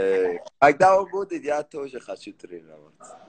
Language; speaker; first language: Russian; non-native, learner; Persian